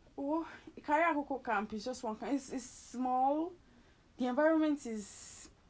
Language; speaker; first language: English; native; English